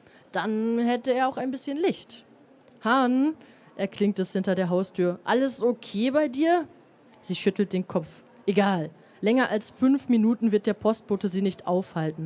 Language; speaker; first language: German; native; German